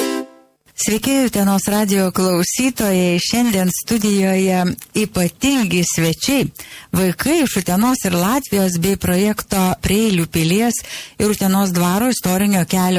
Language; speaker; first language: Lithuanian; native; Lithuanian